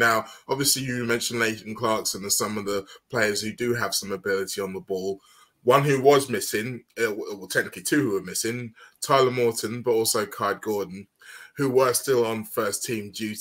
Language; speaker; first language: English; native; English